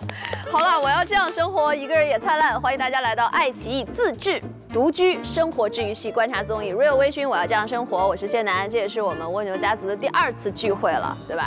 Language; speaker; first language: Chinese; native; Chinese